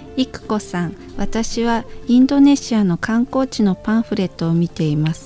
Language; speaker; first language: Japanese; non-native, fluent; Indonesian